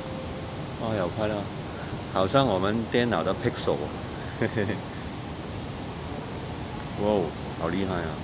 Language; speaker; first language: Chinese; non-native, local second language; Cantonese